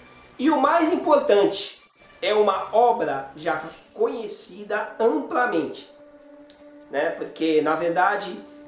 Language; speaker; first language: Portuguese; native; Portuguese